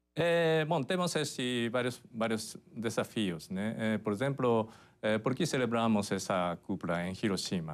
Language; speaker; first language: Portuguese; non-native, fluent; Japanese